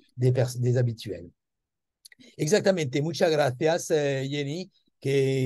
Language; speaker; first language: Spanish; non-native, learner; French